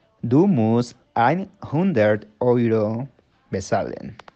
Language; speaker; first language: German; non-native, learner; Spanish